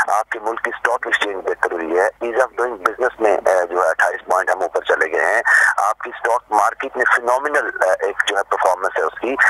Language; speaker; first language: Urdu; non-native, local second language; Punjabi